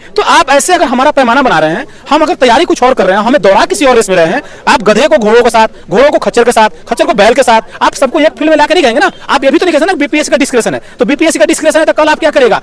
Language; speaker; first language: Hindi; native; Hindi